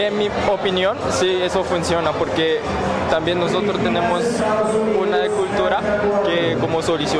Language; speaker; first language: Spanish; non-native, learner; Japanese